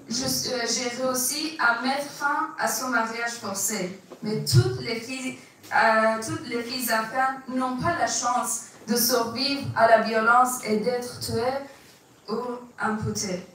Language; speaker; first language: French; non-native, fluent; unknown